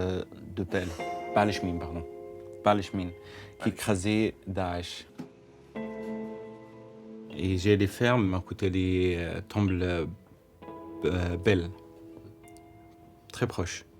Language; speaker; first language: French; non-native, learner; Arabic